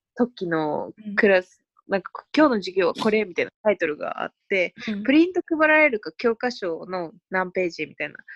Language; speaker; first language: Japanese; early bilingual, other home language; Spanish